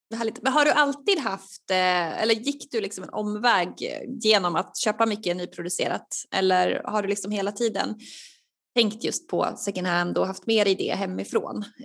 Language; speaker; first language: Swedish; native; Swedish